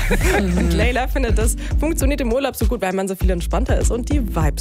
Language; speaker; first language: German; native; German